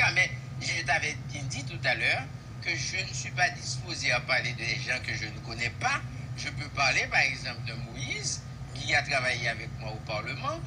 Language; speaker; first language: French; non-native, local second language; Haitian Creole